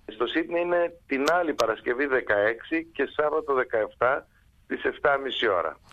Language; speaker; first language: Greek; early bilingual, heritage; Greek